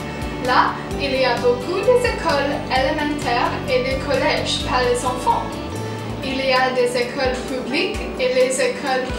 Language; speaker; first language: French; non-native, learner; English